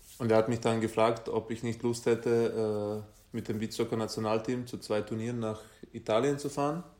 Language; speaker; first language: German; native; German